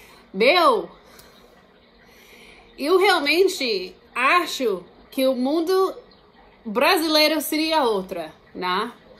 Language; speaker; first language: Portuguese; non-native, fluent; English